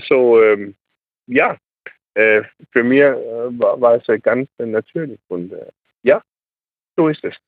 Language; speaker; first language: German; non-native, learner; Danish